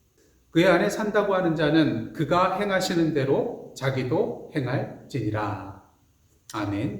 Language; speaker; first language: Korean; native; Korean